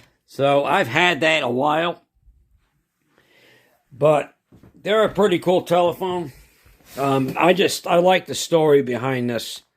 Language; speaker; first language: English; native; English